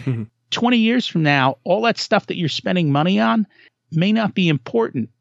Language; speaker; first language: English; native; English